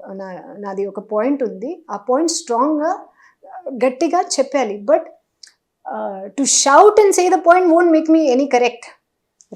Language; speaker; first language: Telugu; non-native, learner; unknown